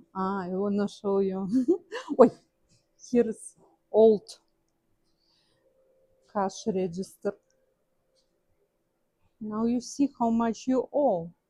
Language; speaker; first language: English; non-native, learner; Russian